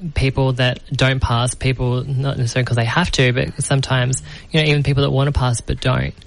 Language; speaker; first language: English; native; English